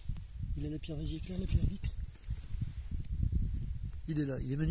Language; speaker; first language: French; native; French